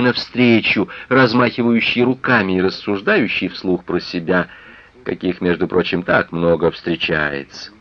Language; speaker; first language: Russian; native; Russian